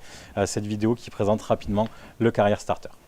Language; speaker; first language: French; native; French